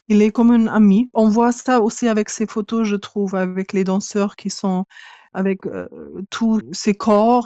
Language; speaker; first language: French; non-native, learner; English